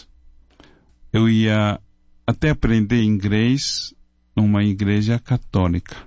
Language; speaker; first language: Portuguese; non-native, fluent; Chinese